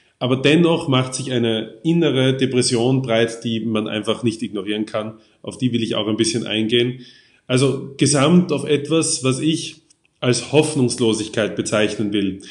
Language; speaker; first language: German; native; German